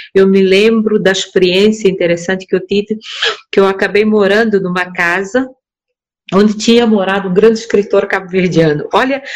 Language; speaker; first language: Portuguese; non-native, local second language; Kabuverdianu